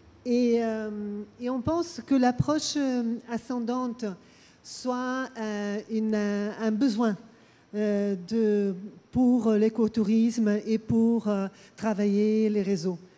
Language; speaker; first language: French; non-native, fluent; Portuguese